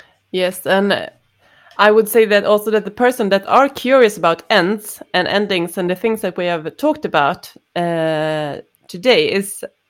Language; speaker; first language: English; non-native, fluent; Swedish